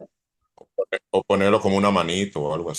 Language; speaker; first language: Spanish; native; Spanish